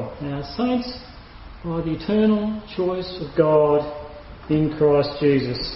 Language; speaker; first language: English; native; English